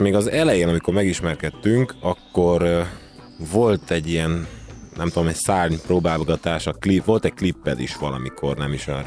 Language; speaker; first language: Hungarian; native; Hungarian